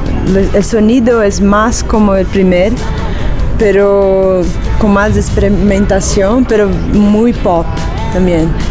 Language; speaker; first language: Spanish; non-native, learner; Portuguese